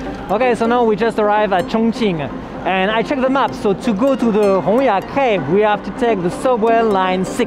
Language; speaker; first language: English; non-native, fluent; French